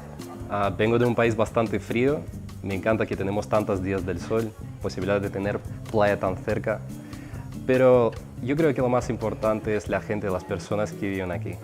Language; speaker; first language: Spanish; non-native, fluent; Russian